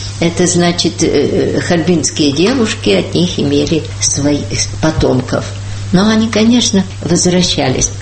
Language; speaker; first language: Russian; early bilingual, heritage; Russian